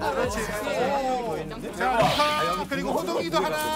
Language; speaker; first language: Korean; native; Korean